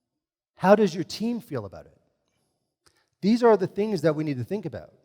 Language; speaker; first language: English; native; English